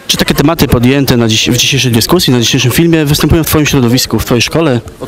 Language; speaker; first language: Polish; native; Polish